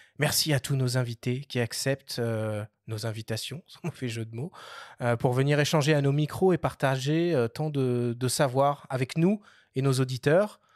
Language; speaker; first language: French; native; French